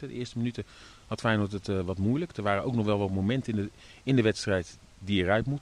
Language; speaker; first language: Dutch; native; Dutch